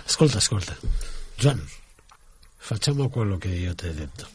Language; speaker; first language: Italian; non-native, fluent; Catalan